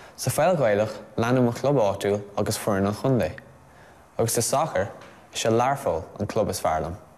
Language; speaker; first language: Irish; non-native, local second language; English